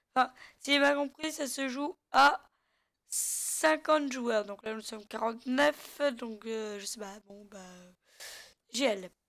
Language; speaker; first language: French; native; French